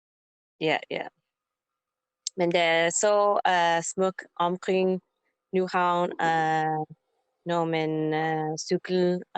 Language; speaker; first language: Danish; non-native, learner; English